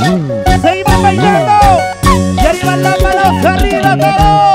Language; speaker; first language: Spanish; native; Spanish